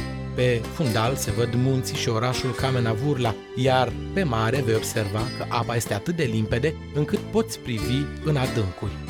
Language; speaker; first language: Romanian; native; Romanian